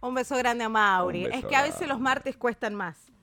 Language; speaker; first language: Spanish; native; Spanish